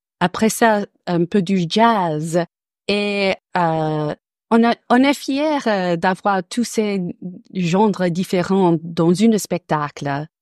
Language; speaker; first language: French; non-native, learner; English